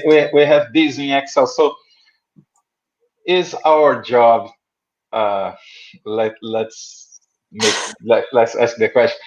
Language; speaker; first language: English; non-native, fluent; Portuguese